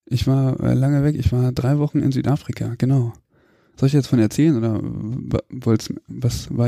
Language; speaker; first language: German; native; German